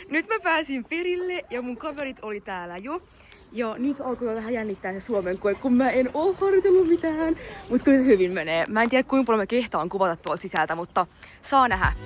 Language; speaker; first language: Finnish; native; Finnish